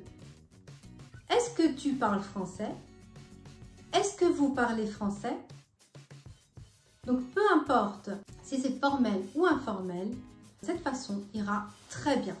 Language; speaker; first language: French; non-native, fluent; Italian